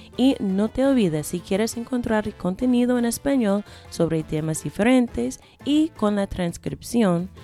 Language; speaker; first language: Spanish; non-native, fluent; English